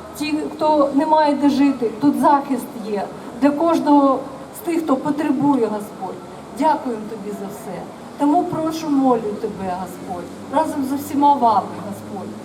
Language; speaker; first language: Ukrainian; non-native, local second language; Russian